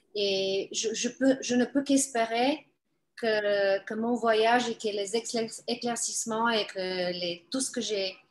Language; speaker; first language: French; non-native, fluent; Bulgarian